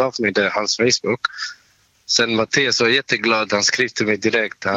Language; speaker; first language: Swedish; non-native, learner; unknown